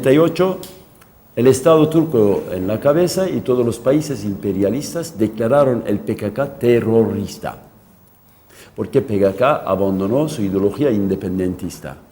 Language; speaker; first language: Spanish; non-native, local second language; Kurdish